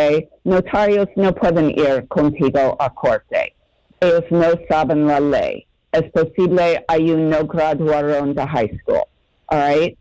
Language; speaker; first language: Spanish; non-native, learner; English